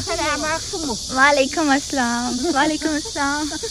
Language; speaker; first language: Chinese; non-native, learner; Urdu